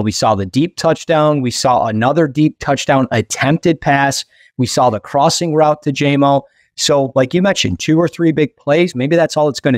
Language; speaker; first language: English; native; English